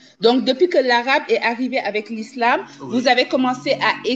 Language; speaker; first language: French; native; French